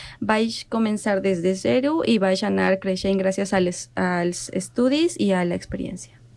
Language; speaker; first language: Catalan; non-native, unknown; Spanish